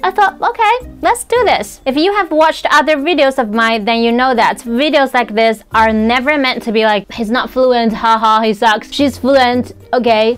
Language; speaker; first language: English; non-native, fluent; Chinese